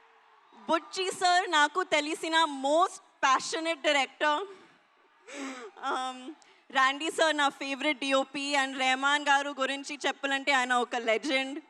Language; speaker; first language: Telugu; non-native, local second language; Hindi